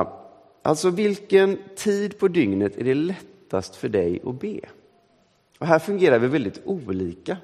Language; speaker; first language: Swedish; native; Swedish